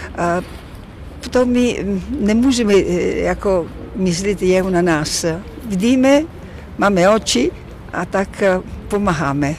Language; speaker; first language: Czech; non-native, learner; Italian